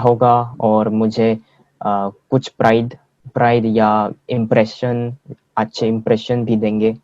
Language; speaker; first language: Hindi; non-native, fluent; Korean